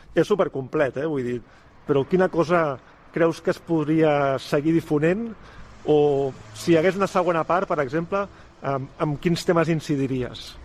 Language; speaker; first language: Catalan; native; Catalan